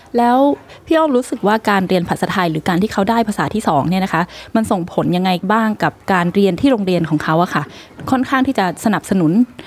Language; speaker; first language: Thai; native; Thai